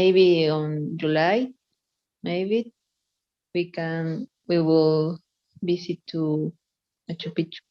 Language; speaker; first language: English; non-native, learner; Spanish